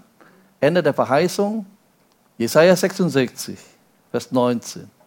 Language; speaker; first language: German; non-native, fluent; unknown